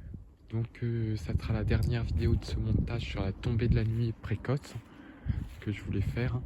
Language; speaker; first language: French; native; French